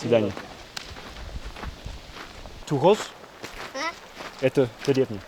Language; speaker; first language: Russian; non-native, learner; English